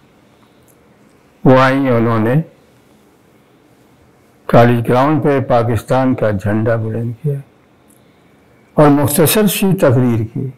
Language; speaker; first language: Urdu; native; Urdu